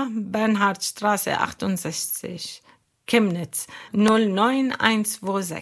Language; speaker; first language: German; non-native, fluent; Arabic